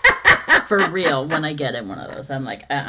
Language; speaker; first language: English; native; English